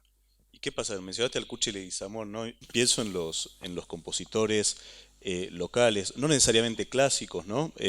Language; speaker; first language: Spanish; native; Spanish